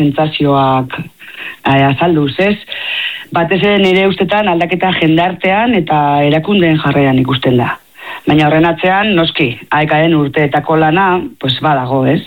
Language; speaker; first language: Basque; native; Basque